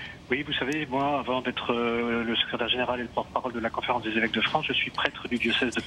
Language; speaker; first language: French; native; French